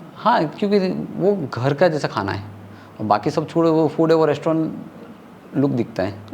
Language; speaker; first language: Hindi; non-native, local second language; Tamil